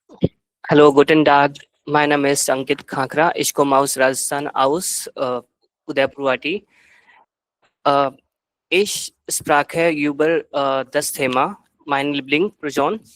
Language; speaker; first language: German; non-native, learner; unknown